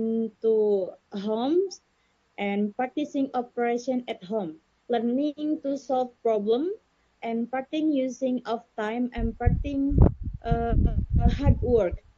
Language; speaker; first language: English; non-native, learner; Indonesian